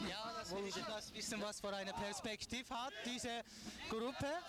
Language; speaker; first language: German; non-native, learner; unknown